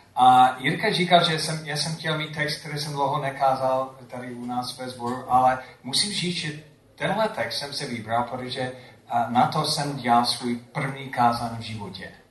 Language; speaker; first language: Czech; non-native, fluent; English